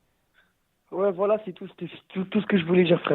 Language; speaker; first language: French; native; French